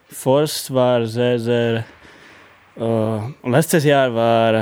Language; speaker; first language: German; non-native, learner; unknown